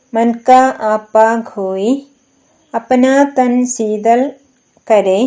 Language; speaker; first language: Hindi; non-native, local second language; Malayalam